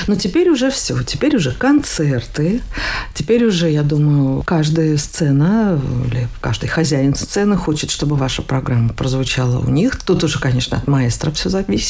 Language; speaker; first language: Russian; native; Russian